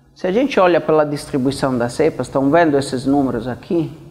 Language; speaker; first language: Portuguese; non-native, fluent; Italian